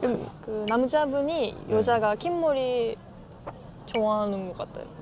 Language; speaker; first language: Korean; non-native, learner; Japanese